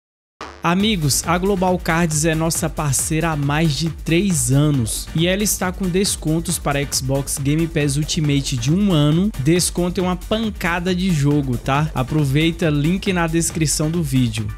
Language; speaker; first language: Portuguese; native; Portuguese